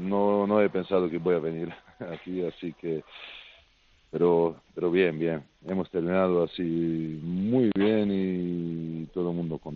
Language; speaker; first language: Spanish; non-native, fluent; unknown